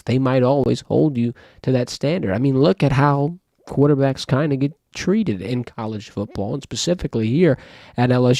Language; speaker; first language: English; native; English